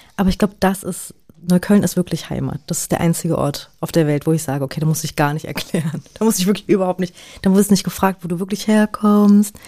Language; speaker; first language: German; native; German